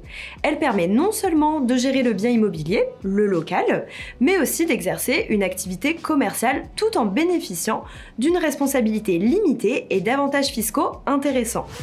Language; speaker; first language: French; native; French